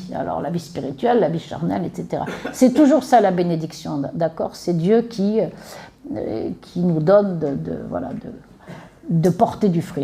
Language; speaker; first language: French; native; French